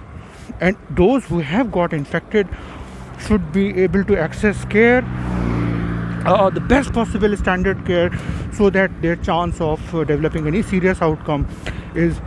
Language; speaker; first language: English; non-native, local second language; Hindi